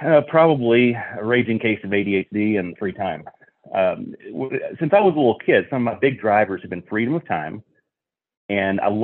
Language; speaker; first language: English; native; English